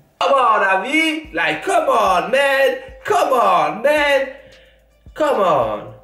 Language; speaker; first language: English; non-native, fluent; Italian